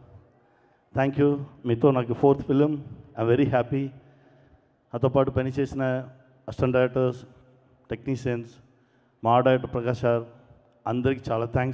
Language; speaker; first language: Telugu; non-native, learner; Tamil